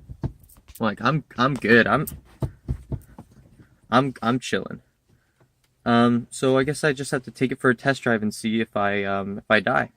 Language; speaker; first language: English; native; English